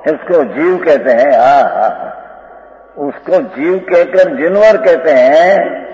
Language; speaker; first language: Hindi; non-native, local second language; Gujarati